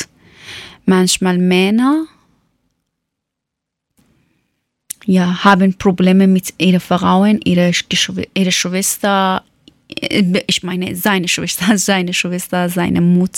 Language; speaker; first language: German; non-native, learner; Persian